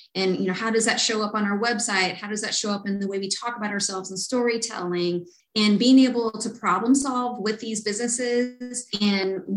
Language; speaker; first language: English; native; English